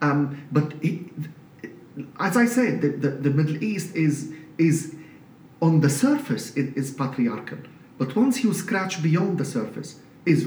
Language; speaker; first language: English; non-native, fluent; Arabic